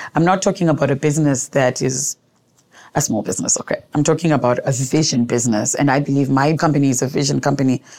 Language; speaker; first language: English; non-native, local second language; Shona